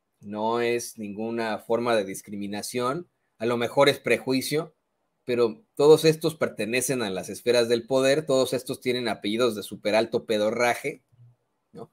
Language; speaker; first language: Spanish; native; Spanish